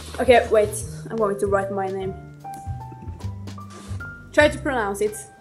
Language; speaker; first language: English; non-native, learner; Norwegian